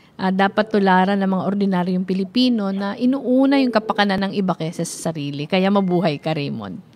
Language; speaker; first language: Filipino; non-native, local second language; Bikol